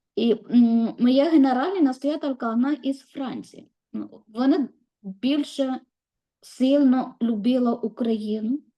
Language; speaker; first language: Ukrainian; non-native, learner; Malayalam